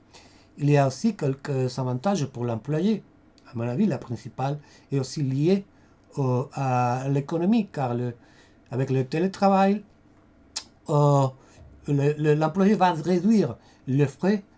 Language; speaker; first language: French; non-native, fluent; Spanish